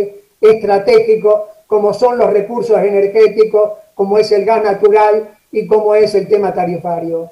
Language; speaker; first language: Spanish; native; Spanish